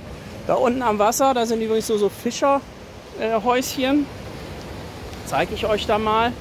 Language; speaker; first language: German; native; German